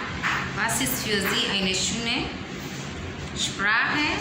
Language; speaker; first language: German; non-native, learner; English